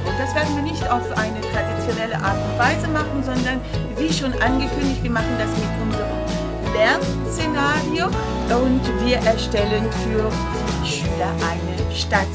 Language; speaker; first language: German; non-native, learner; French